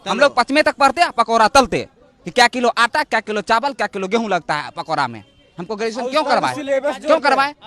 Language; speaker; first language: Hindi; native; Hindi